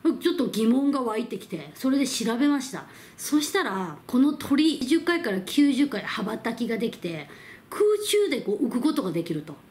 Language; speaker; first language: Japanese; non-native, fluent; Korean